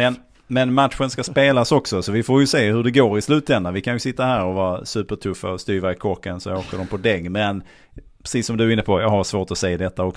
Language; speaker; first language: Swedish; native; Swedish